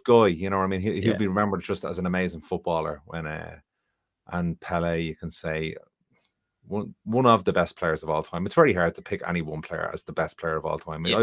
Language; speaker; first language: English; native; English